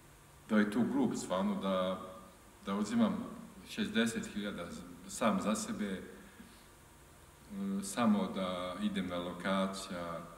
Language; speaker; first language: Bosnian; non-native, learner; French